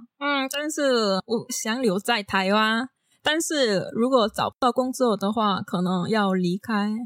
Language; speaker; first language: Chinese; non-native, learner; Korean